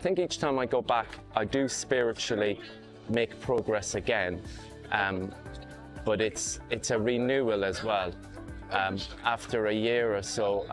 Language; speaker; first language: English; native; English